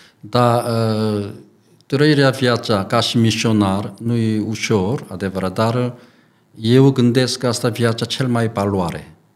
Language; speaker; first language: Romanian; non-native, learner; Korean